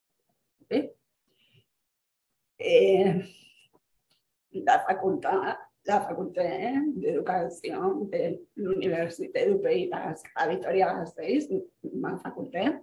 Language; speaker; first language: French; non-native, fluent; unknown